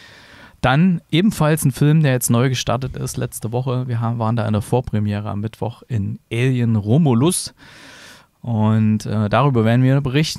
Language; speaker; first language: German; native; German